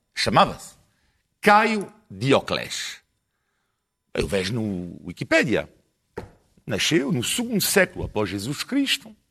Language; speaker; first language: Portuguese; non-native, fluent; French